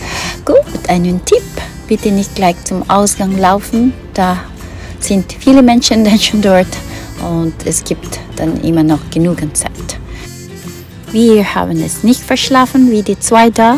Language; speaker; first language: German; non-native, fluent; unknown